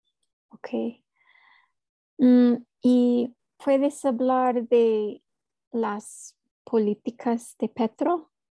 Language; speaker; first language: Spanish; non-native, fluent; English